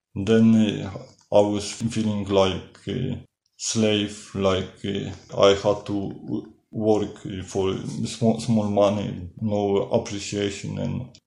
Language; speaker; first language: English; non-native, learner; Polish